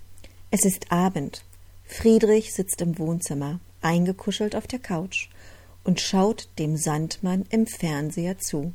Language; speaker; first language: German; native; German